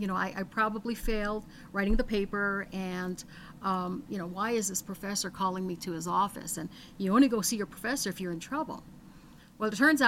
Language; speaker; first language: English; native; English